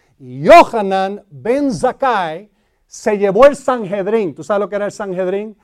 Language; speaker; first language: Spanish; early bilingual, heritage; Spanish